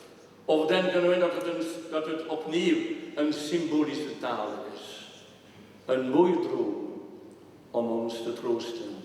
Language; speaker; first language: Dutch; non-native, local second language; French